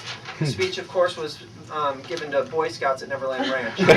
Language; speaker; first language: English; native; English